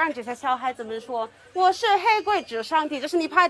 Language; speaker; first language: Chinese; native; Chinese